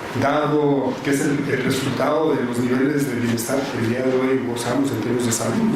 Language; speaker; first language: Spanish; native; Spanish